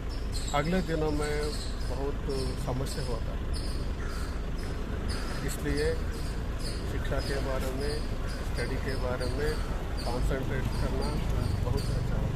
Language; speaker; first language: Hindi; non-native, local second language; Kannada